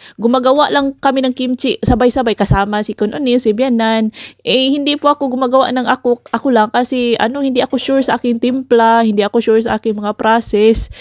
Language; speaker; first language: Filipino; non-native, local second language; Cebuano